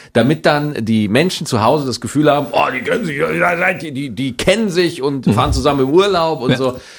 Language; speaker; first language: German; native; German